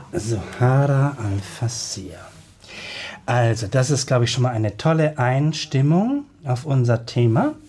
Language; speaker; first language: German; native; German